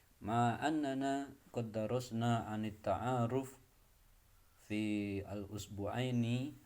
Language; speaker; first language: Arabic; non-native, fluent; Indonesian